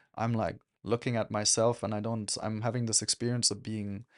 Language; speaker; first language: English; non-native, fluent; German